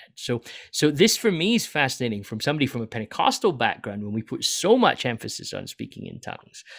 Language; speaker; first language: English; native; English